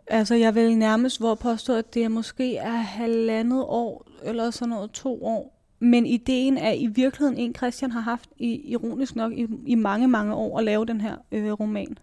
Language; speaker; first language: Danish; native; Danish